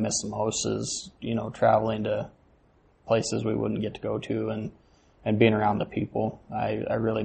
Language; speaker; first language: English; native; English